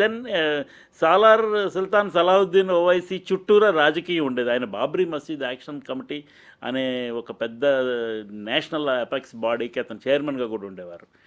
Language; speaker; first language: Telugu; native; Telugu